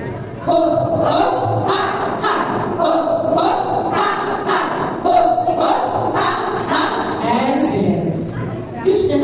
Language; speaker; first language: Hindi; non-native, local second language; Gujarati